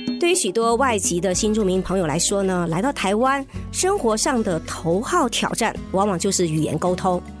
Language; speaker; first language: Chinese; native; Chinese